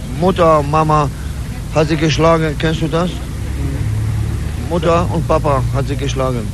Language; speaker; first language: German; non-native, learner; Polish